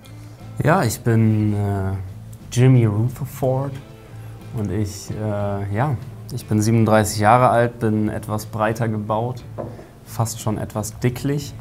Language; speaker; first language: German; native; German